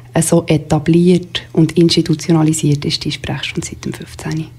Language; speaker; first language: German; native; German